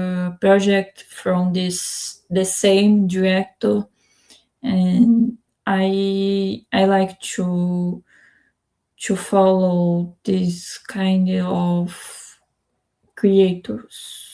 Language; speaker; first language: English; non-native, learner; Spanish